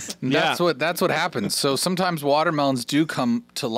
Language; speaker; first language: English; native; English